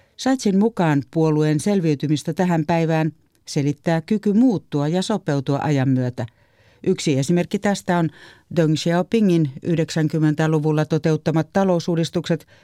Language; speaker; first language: Finnish; native; Finnish